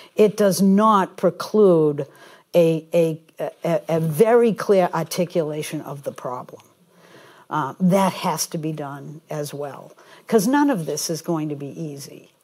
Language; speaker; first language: English; native; English